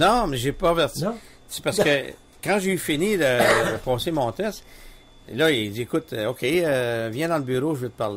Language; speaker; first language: French; native; French